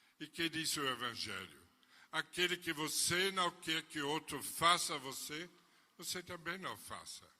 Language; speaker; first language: Portuguese; non-native, fluent; German